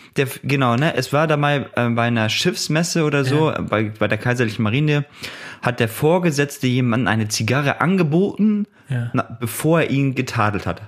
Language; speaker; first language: German; early bilingual, other home language; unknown